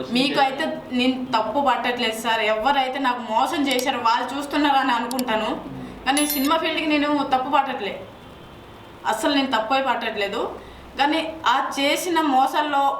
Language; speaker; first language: Telugu; non-native, local second language; Odia